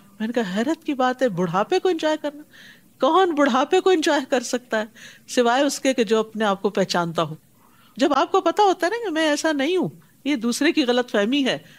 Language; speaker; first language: Urdu; native; Urdu